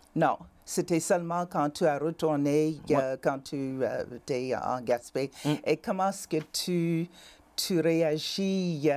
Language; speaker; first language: French; native; French